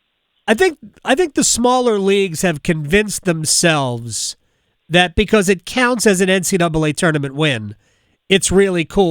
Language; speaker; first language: English; native; English